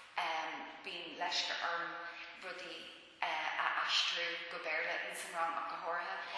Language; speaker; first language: Irish; non-native, local second language; English